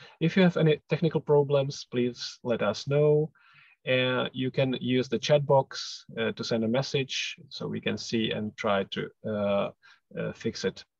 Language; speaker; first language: English; non-native, fluent; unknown